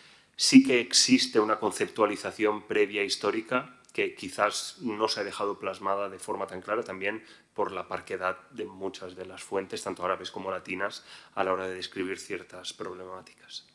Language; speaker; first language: Spanish; native; Spanish